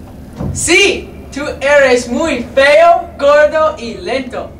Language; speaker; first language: Spanish; non-native, learner; English